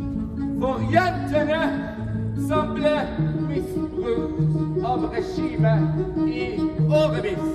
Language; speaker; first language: Norwegian; non-native, fluent; Persian